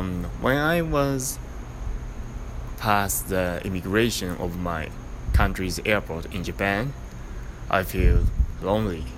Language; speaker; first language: English; non-native, learner; Japanese